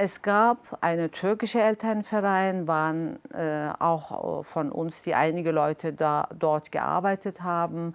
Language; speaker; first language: German; non-native, fluent; Kurdish